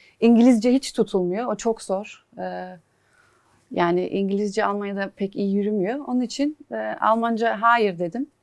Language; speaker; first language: Turkish; early bilingual, heritage; Turkish